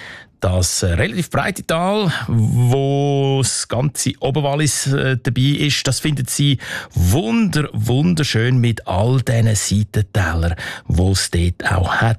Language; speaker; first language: German; native; German